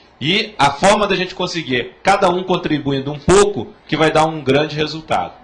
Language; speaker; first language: Portuguese; native; Portuguese